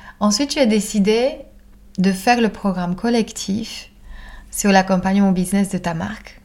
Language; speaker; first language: French; non-native, fluent; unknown